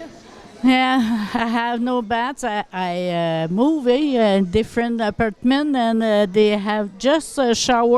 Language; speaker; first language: English; non-native, local second language; French